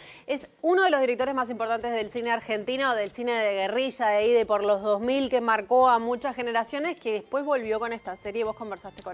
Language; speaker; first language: Spanish; native; Spanish